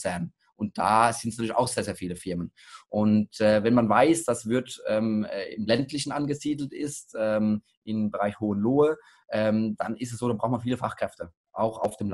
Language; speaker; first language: German; native; German